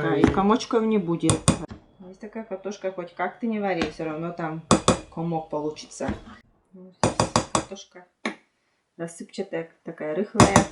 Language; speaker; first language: Russian; native; Russian